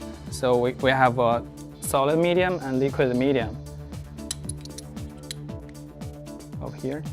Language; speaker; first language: English; non-native, learner; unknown